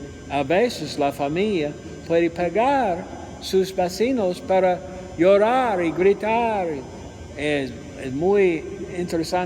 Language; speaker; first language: Spanish; non-native, learner; English